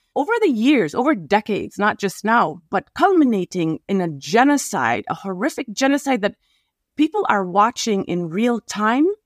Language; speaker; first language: English; non-native, fluent; Arabic